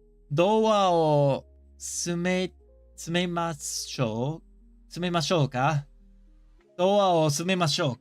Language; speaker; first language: Japanese; non-native, learner; English